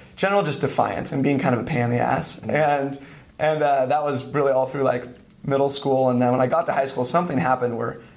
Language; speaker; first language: English; native; English